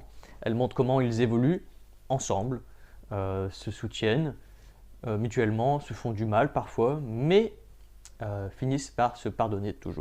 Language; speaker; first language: French; native; French